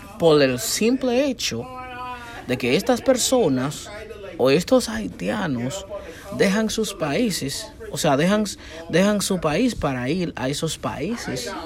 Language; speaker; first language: Spanish; non-native, fluent; Haitian Creole